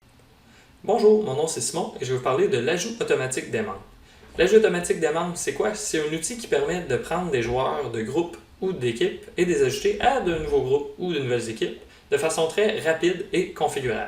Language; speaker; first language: French; native; French